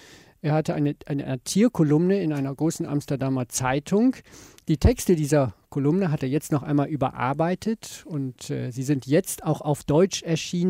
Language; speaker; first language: German; native; German